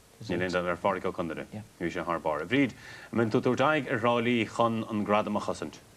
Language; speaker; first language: Irish; native; Irish